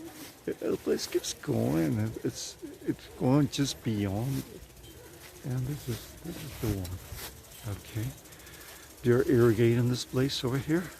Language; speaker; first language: English; non-native, fluent; Spanish